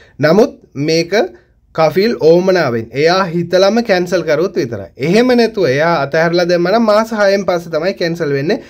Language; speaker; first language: Sinhala; native; Sinhala